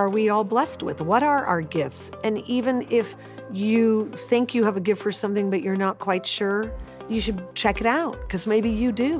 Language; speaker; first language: English; native; English